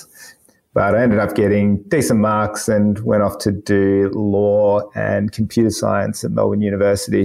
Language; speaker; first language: English; native; English